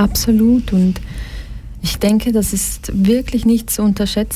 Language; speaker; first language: German; early bilingual, other home language; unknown